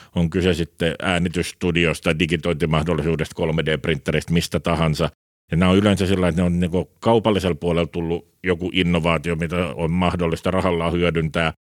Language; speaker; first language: Finnish; native; Finnish